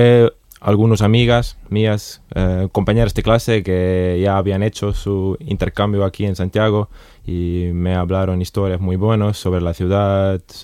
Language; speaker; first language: Spanish; non-native, fluent; Estonian